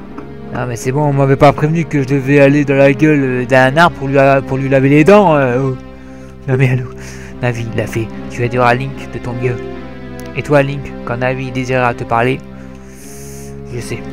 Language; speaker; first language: French; native; French